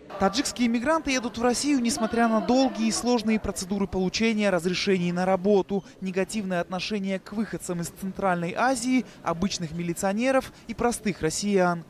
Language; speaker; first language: Russian; non-native, local second language; Tajik